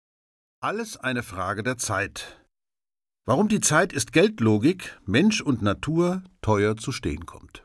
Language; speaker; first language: German; native; German